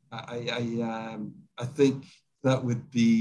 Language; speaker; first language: English; native; English